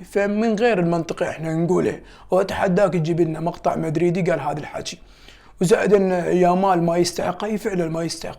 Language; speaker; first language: Arabic; native; Arabic